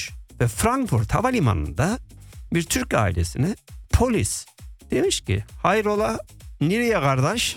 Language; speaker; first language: Turkish; early bilingual, heritage; Turkish